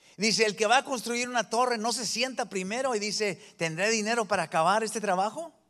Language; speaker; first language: Spanish; early bilingual, heritage; Spanish